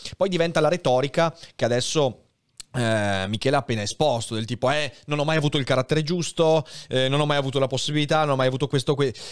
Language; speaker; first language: Italian; native; Italian